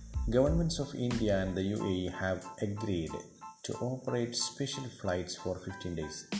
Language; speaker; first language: English; non-native, local second language; Malayalam